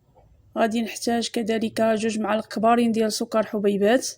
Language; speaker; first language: Arabic; native; Arabic